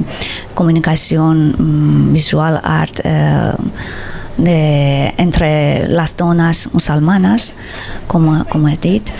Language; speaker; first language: Catalan; non-native, learner; Persian